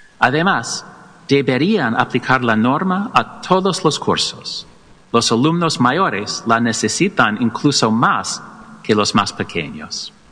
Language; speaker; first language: Spanish; non-native, learner; English